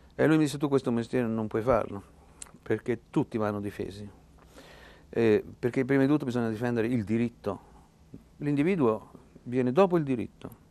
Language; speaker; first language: Italian; native; Italian